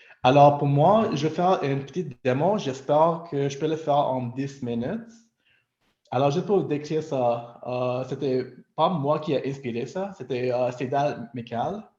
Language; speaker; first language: French; non-native, local second language; English